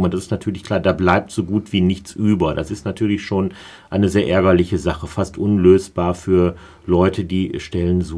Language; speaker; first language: German; native; German